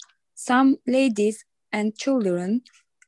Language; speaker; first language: English; non-native, learner; Turkish